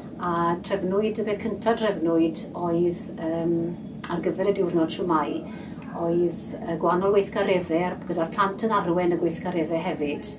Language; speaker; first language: Welsh; native; Welsh